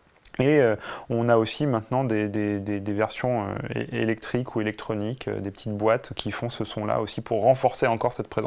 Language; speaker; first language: French; native; French